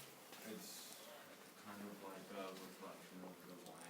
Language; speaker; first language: English; native; English